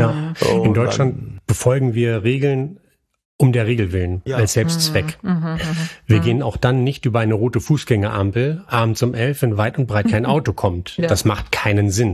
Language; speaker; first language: German; native; German